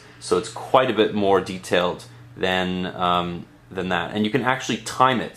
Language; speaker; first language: English; native; English